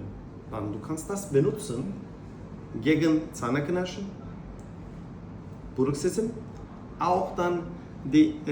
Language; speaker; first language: German; non-native, learner; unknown